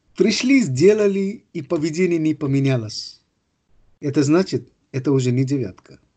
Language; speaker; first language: Russian; non-native, fluent; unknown